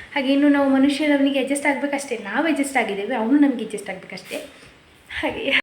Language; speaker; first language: Kannada; non-native, local second language; Konkani